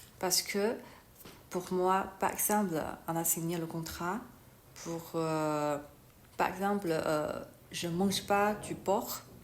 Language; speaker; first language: French; non-native, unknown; Chinese